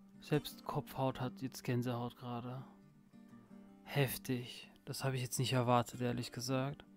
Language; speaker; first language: German; native; German